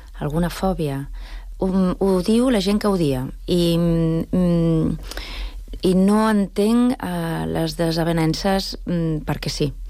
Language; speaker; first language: Catalan; non-native, local second language; Spanish